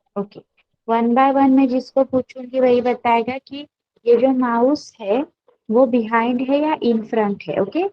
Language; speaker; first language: Hindi; non-native, local second language; Marathi